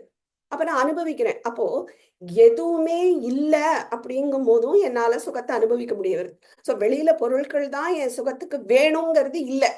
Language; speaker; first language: Tamil; native; Tamil